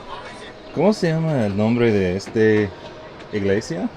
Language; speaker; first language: Spanish; non-native, learner; English